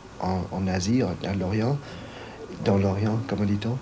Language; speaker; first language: French; non-native, fluent; Chinese